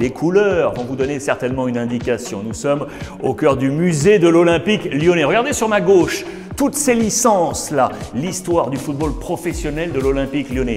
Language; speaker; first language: French; native; French